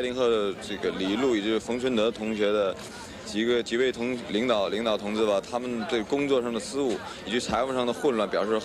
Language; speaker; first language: Chinese; native; Chinese